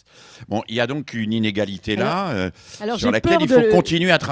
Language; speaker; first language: French; native; French